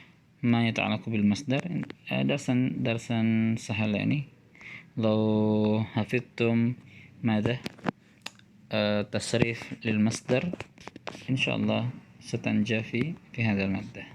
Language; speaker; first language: Arabic; non-native, fluent; Indonesian